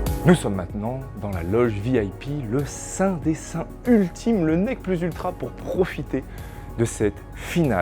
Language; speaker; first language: French; native; French